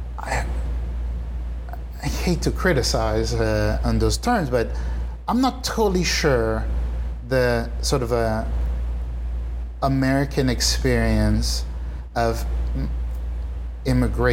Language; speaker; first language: English; non-native, fluent; Haitian Creole